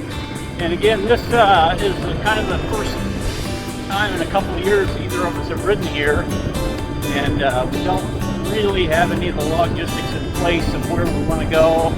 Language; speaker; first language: English; native; English